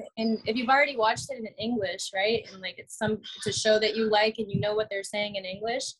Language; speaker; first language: English; early bilingual, other home language; Spanish